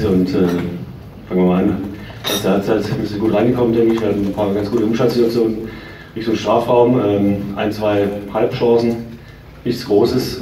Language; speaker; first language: German; native; German